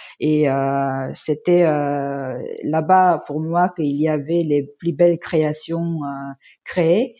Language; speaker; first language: French; non-native, fluent; Korean